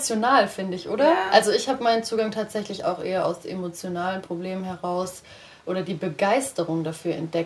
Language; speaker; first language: German; native; German